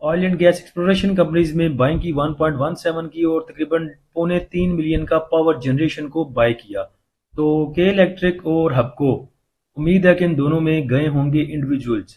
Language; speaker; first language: Hindi; native; Hindi